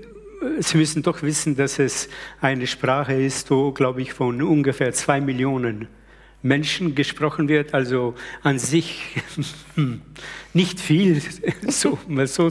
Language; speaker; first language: German; early bilingual, other home language; Slovenian